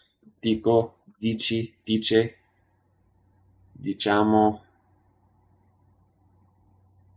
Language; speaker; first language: Italian; non-native, learner; English